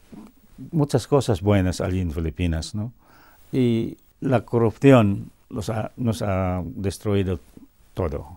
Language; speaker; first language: Spanish; non-native, fluent; Cebuano